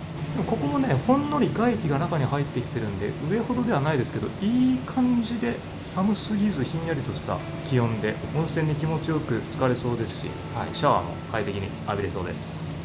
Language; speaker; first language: Japanese; native; Japanese